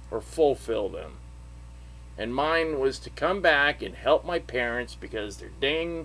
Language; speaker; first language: English; native; English